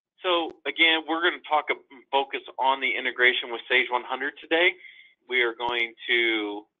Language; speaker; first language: English; native; English